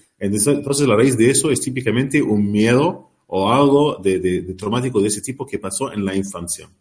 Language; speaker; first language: Spanish; non-native, learner; Arabic